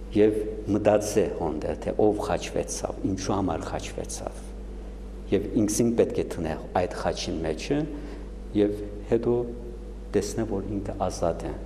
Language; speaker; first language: Armenian; early bilingual, heritage; Armenian